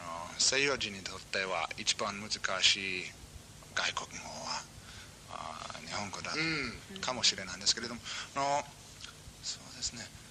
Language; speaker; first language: Japanese; non-native, fluent; English